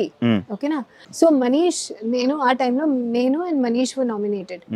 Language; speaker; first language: Telugu; non-native, learner; Hindi